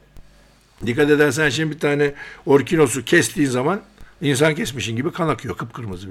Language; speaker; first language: Turkish; native; Turkish